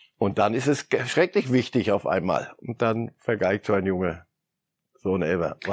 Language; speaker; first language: German; early bilingual, other home language; Polish